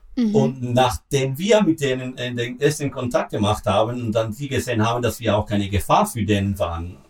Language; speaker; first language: German; non-native, learner; Spanish